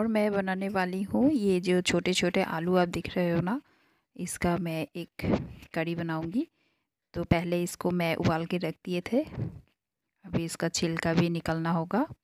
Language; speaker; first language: Hindi; non-native, local second language; Bangla